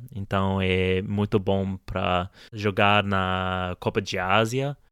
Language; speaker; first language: Portuguese; non-native, fluent; English